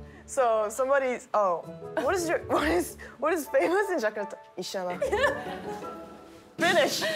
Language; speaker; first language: English; non-native, learner; Korean